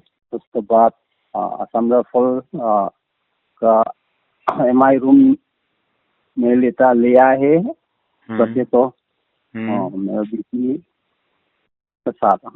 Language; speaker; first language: Hindi; non-native, local second language; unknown